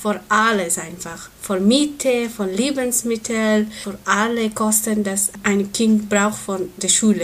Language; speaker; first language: German; non-native, learner; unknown